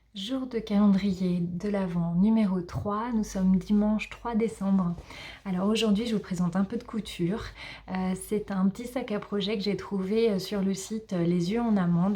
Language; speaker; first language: French; native; French